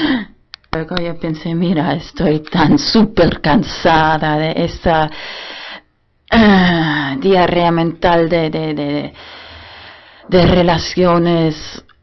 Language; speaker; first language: Spanish; non-native, fluent; German